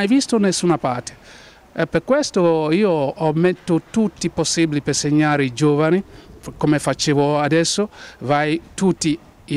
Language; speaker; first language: Italian; non-native, fluent; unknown